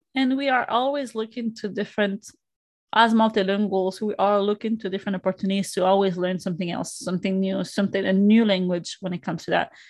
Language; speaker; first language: English; non-native, fluent; Spanish